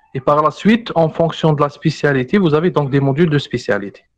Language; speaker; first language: French; non-native, local second language; Arabic